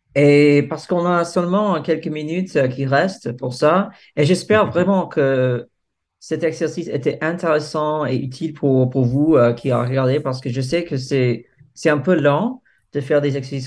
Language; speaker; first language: French; non-native, fluent; English